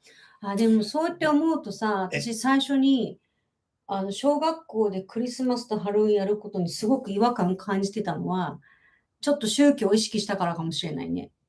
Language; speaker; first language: Japanese; native; Japanese